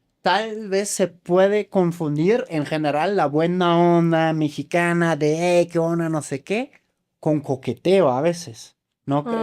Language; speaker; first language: Spanish; non-native, fluent; German